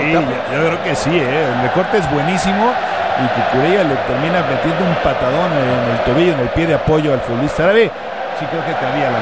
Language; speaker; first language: Spanish; native; Spanish